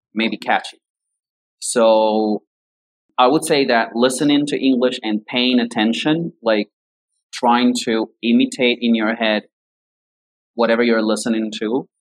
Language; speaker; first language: English; non-native, fluent; Spanish